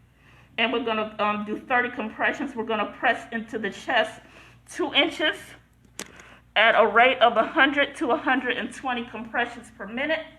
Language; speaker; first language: English; native; English